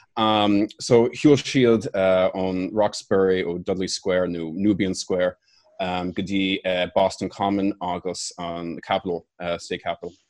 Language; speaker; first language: Irish; non-native, learner; English